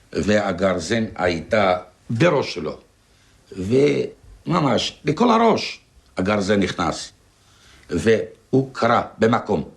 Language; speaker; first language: Hebrew; non-native, fluent; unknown